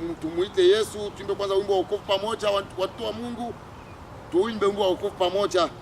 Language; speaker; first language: Swahili; native; Swahili